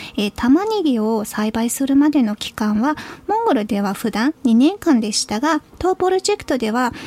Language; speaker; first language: Japanese; non-native, fluent; Mongolian